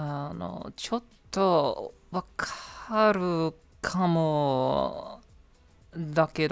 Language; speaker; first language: Japanese; non-native, learner; English